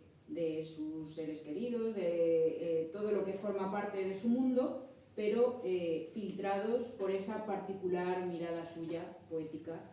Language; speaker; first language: Spanish; native; Spanish